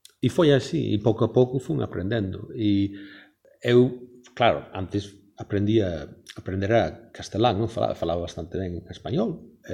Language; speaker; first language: Galician; non-native, fluent; English